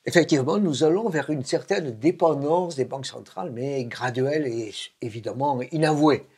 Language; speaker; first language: French; native; French